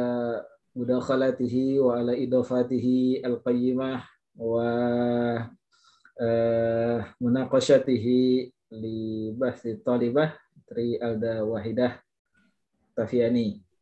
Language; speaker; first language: Arabic; non-native, fluent; Indonesian